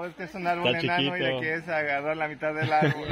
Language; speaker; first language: Spanish; native; Spanish